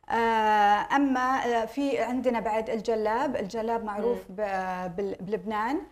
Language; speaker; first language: Arabic; native; Arabic